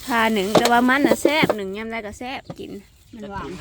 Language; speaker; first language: Thai; non-native, local second language; Northeastern Thai